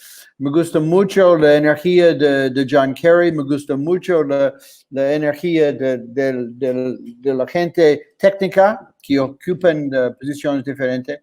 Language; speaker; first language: Spanish; non-native, fluent; English